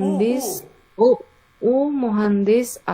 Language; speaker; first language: Persian; non-native, learner; Bangla